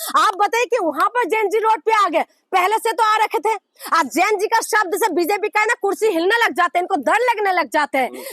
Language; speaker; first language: Hindi; non-native, local second language; Assamese